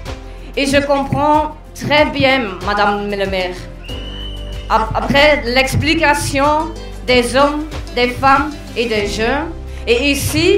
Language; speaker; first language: French; non-native, fluent; Dutch